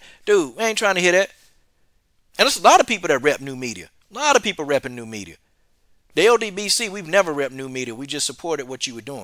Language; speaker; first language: English; native; English